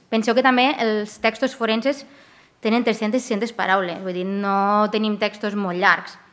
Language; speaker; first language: Catalan; native; Catalan